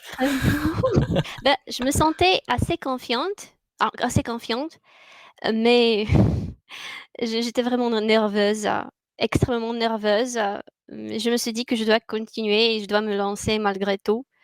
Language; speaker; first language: French; non-native, fluent; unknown